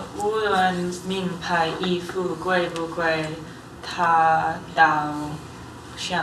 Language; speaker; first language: Chinese; non-native, learner; English